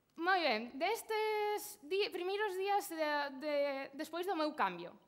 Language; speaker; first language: Galician; non-native, local second language; Spanish